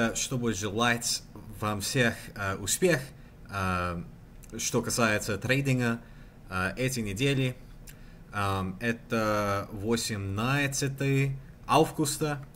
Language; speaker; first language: Russian; non-native, learner; English